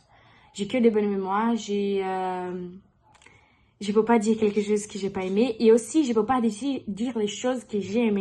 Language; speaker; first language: French; non-native, learner; Portuguese